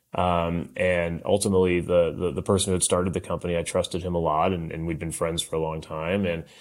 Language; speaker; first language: English; native; English